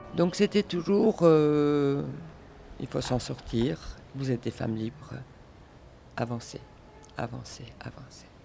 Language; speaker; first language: French; non-native, fluent; Persian